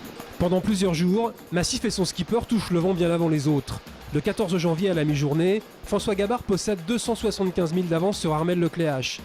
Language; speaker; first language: French; native; French